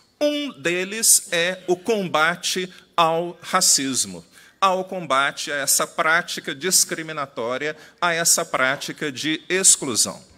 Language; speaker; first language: Portuguese; native; Portuguese